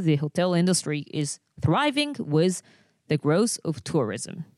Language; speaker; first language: English; non-native, fluent; Japanese